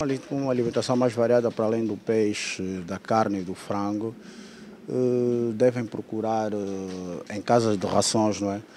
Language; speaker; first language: Portuguese; native; Portuguese